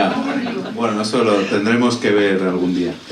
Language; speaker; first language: Spanish; native; Spanish